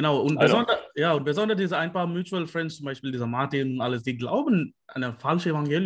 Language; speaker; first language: German; non-native, fluent; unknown